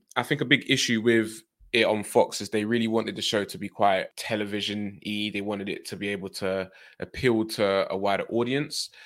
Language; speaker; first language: English; native; English